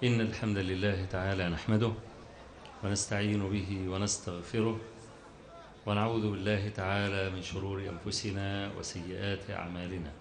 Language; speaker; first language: Arabic; native; Arabic